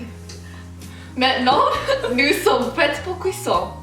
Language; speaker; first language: French; non-native, learner; English